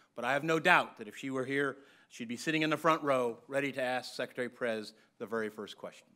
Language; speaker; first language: English; native; English